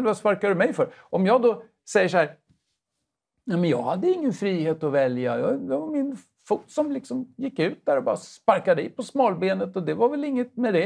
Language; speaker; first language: Swedish; native; Swedish